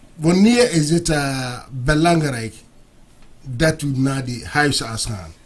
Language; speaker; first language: Dutch; non-native, learner; Akan